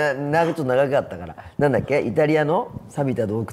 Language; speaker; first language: Japanese; native; Japanese